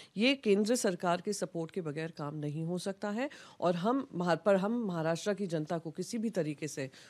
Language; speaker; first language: Hindi; native; Hindi